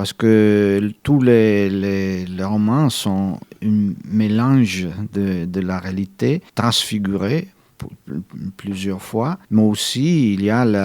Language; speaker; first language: French; non-native, fluent; Italian